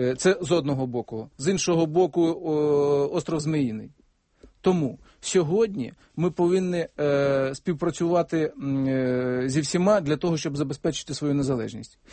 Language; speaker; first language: Ukrainian; non-native, fluent; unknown